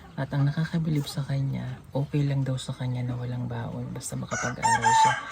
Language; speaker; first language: Filipino; native; Filipino